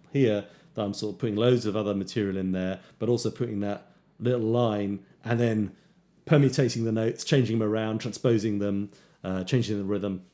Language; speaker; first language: English; native; English